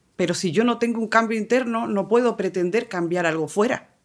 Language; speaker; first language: Spanish; native; Spanish